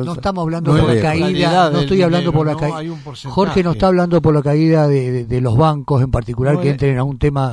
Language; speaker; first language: Spanish; native; Spanish